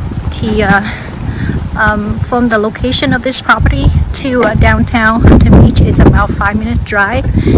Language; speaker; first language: English; non-native, fluent; Vietnamese